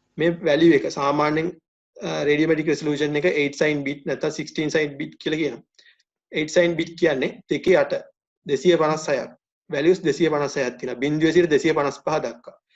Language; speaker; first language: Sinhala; native; Sinhala